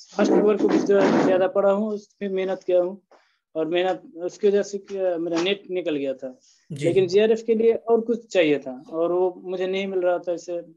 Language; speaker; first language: Hindi; non-native, local second language; Bangla